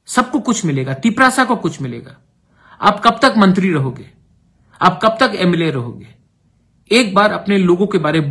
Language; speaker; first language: Hindi; non-native, local second language; Kok Borok